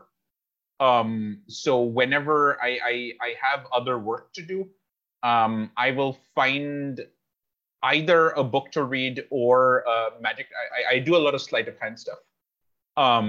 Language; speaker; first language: English; non-native, local second language; Bangla